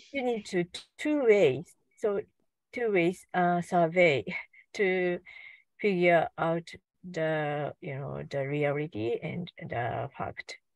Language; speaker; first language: English; non-native, learner; Japanese